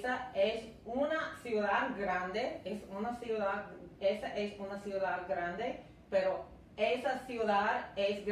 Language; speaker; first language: Spanish; non-native, fluent; English